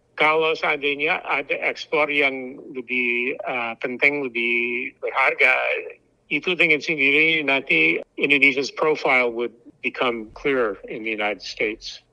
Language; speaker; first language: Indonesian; non-native, fluent; English